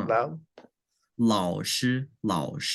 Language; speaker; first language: Chinese; non-native, learner; English